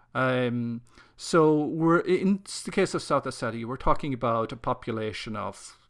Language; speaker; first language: English; native; English